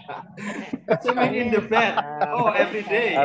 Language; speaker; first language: English; non-native, learner; Indonesian